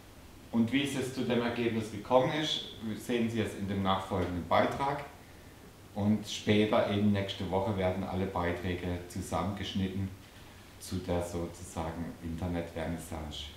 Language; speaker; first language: German; native; German